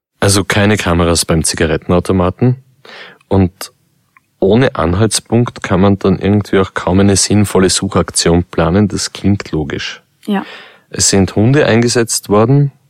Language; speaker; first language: German; native; German